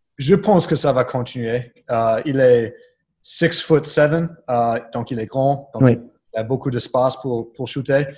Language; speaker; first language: French; non-native, learner; English